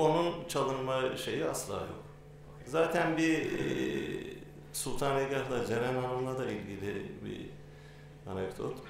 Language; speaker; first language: Turkish; native; Turkish